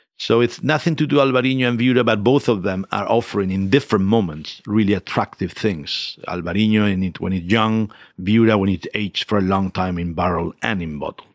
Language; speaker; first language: English; non-native, fluent; Spanish